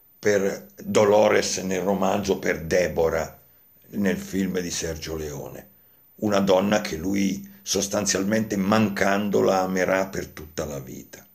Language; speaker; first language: Italian; native; Italian